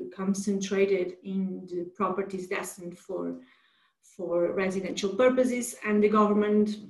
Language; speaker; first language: English; non-native, fluent; Portuguese